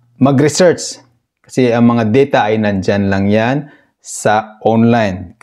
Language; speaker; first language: Filipino; native; Filipino